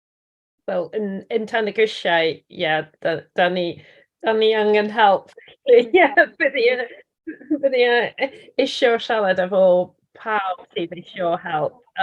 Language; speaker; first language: Welsh; non-native, learner; English